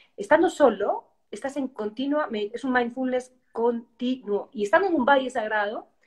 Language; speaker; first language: Spanish; native; Spanish